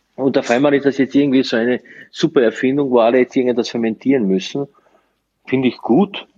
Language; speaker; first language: German; non-native, fluent; Slovenian